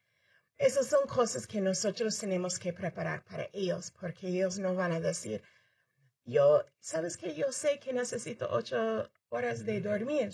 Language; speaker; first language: Spanish; early bilingual, heritage; Spanish